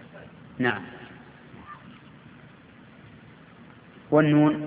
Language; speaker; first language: Arabic; native; Arabic